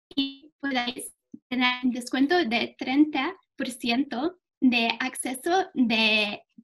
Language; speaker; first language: Spanish; non-native, fluent; English